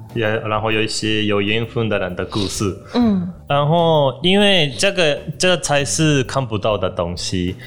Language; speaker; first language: Chinese; non-native, learner; Japanese